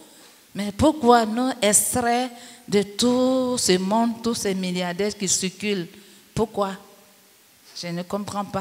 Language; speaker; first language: French; non-native, local second language; Baoulé